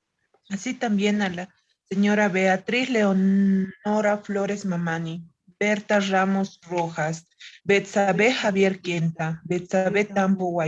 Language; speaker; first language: Spanish; native; Spanish